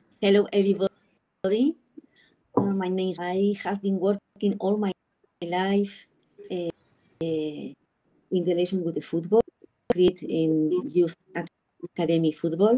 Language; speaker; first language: English; non-native, learner; Spanish